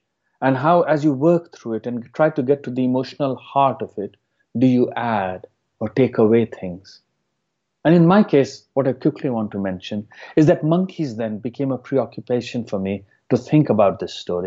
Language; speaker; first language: English; non-native, local second language; Hindi